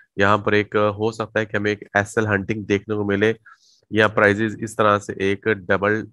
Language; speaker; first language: Urdu; native; Urdu